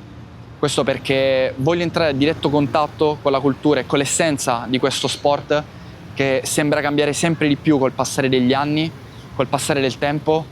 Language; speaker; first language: Italian; native; Italian